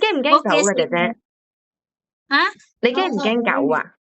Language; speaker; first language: Cantonese; native; Cantonese